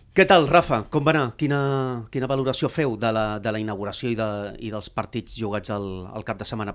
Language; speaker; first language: Catalan; native; Catalan